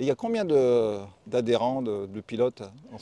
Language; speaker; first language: French; native; French